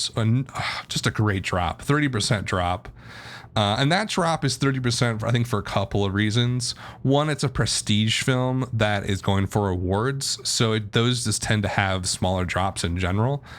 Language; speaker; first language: English; native; English